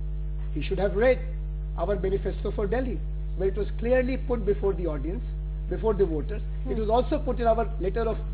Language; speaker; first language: English; non-native, local second language; Hindi